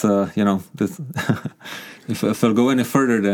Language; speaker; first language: English; non-native, fluent; Czech